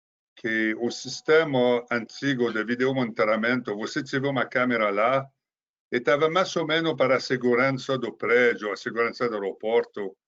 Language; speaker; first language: Portuguese; non-native, fluent; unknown